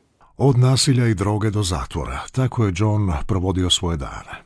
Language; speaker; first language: Croatian; native; Croatian